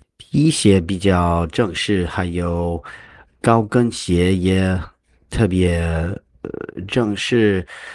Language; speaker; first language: Chinese; non-native, learner; English